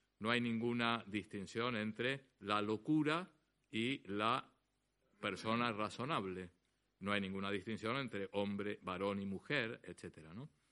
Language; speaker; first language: Spanish; native; Spanish